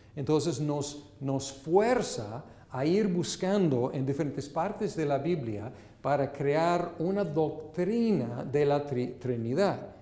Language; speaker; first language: Spanish; non-native, fluent; English